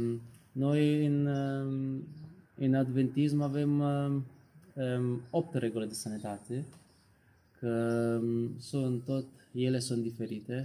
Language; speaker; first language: Romanian; non-native, learner; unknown